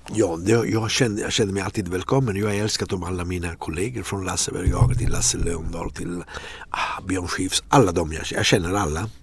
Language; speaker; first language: Swedish; non-native, fluent; Italian